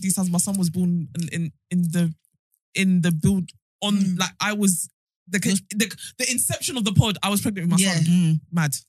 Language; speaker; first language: English; native; English